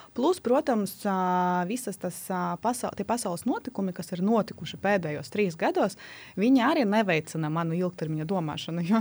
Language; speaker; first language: Latvian; non-native, local second language; Russian